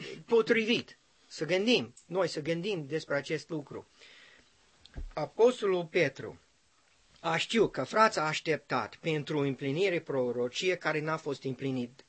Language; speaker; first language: Romanian; non-native, learner; English